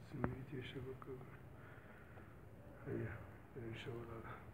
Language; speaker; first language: Arabic; non-native, learner; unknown